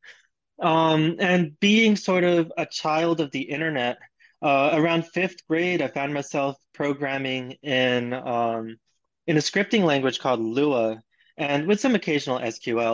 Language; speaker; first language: English; native; English